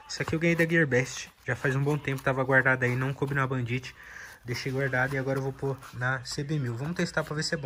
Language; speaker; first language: Portuguese; native; Portuguese